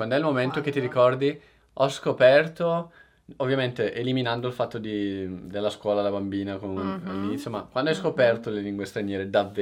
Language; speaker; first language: Italian; native; Italian